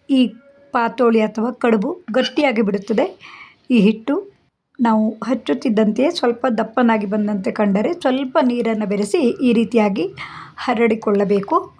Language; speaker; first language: Kannada; non-native, local second language; Konkani